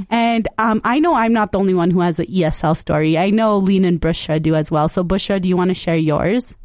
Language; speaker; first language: English; early bilingual, other home language; Punjabi